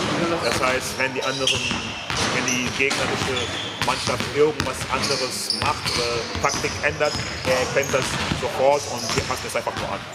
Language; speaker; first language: German; non-native, fluent; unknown